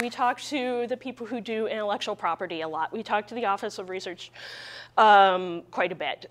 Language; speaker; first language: English; native; English